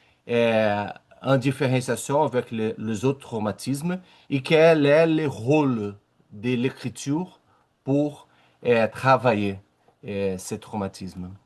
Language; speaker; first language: French; non-native, learner; Portuguese